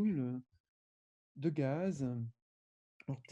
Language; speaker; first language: French; native; French